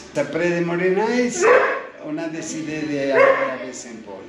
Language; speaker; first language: French; non-native, fluent; Italian